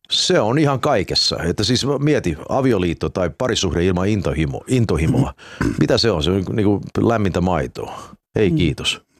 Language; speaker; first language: Finnish; early bilingual, heritage; Finnish